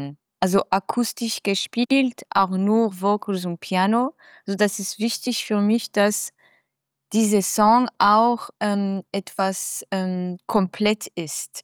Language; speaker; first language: German; non-native, fluent; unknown